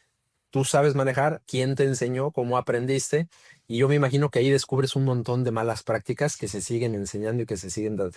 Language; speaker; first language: Spanish; native; Spanish